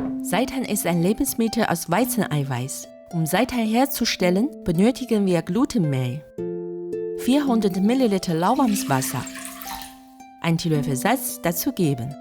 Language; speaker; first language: German; non-native, fluent; Chinese